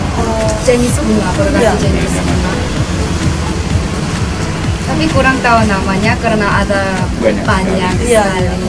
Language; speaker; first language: Indonesian; non-native, learner; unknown